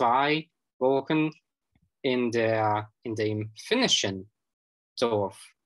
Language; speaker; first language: German; non-native, learner; Russian